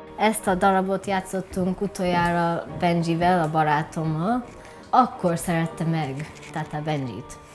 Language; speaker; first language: Hungarian; early bilingual, heritage; Hungarian